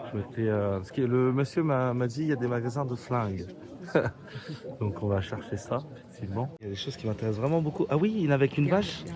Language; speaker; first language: French; native; French